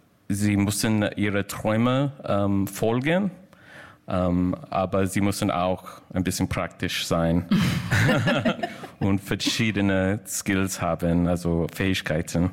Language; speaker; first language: German; non-native, learner; English